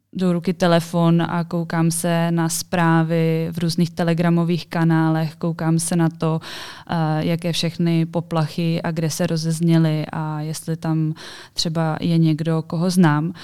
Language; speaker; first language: Czech; native; Czech